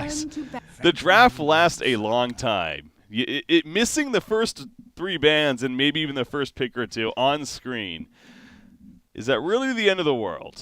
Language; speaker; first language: English; native; English